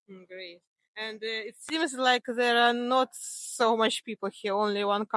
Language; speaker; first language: English; non-native, fluent; Russian